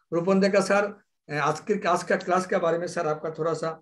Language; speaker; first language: Hindi; non-native, local second language; Bangla